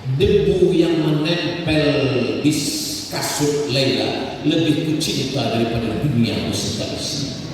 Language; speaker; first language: Malay; native; Malay